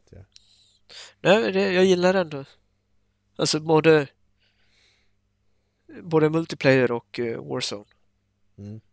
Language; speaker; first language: Swedish; native; Swedish